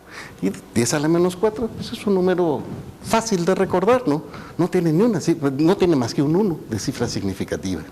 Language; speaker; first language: Spanish; native; Spanish